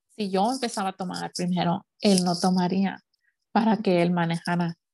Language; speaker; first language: Spanish; early bilingual, heritage; Spanish